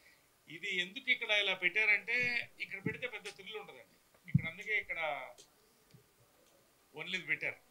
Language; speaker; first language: Telugu; native; Telugu